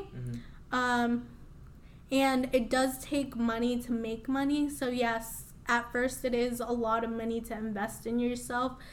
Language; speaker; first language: English; early bilingual, other home language; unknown